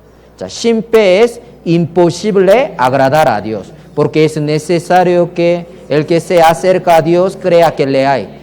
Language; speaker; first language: Spanish; non-native, learner; Korean